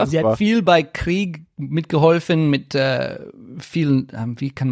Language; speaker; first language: German; non-native, learner; Afrikaans